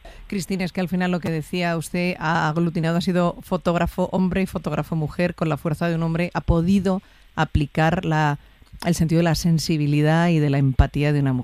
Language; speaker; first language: Spanish; native; Spanish